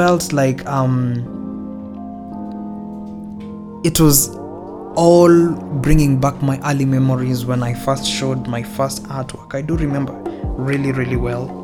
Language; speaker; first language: English; non-native, local second language; Swahili